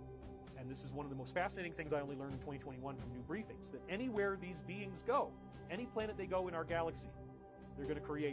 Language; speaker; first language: English; native; English